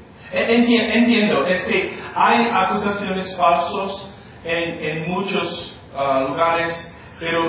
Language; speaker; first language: Spanish; non-native, fluent; English